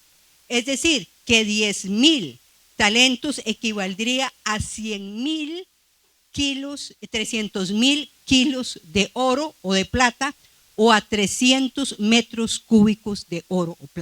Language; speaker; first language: Spanish; native; Spanish